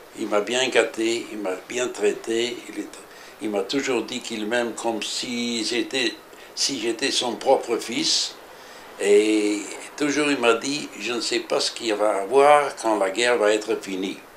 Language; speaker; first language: French; early bilingual, other home language; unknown